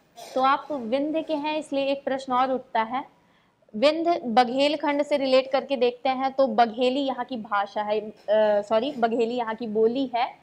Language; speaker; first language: Hindi; native; Hindi